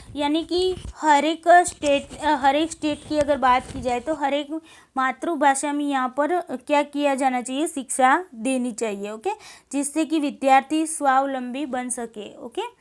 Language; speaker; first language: Hindi; non-native, local second language; Gujarati